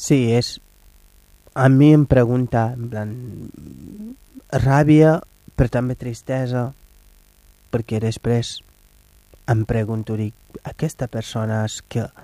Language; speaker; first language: Catalan; non-native, fluent; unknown